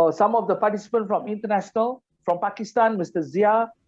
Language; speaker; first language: English; non-native, local second language; Malay